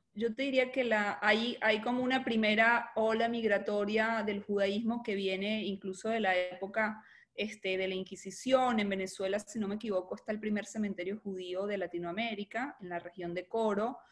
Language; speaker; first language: Spanish; native; Spanish